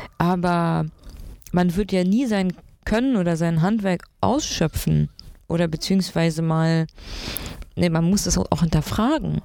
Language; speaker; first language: German; early bilingual, other home language; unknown